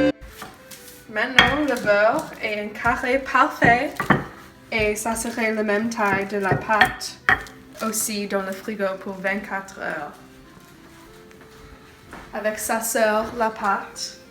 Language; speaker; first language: French; non-native, learner; English